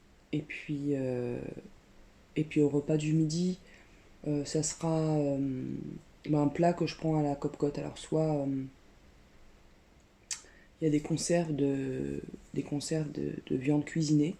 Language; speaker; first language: French; native; French